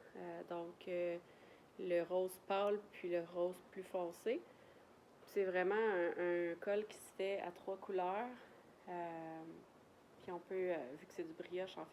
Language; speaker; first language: French; native; French